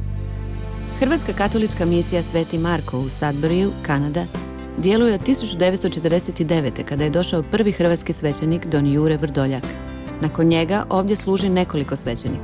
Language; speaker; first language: Croatian; native; Croatian